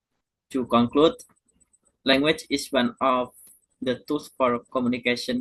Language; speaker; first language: English; non-native, learner; Indonesian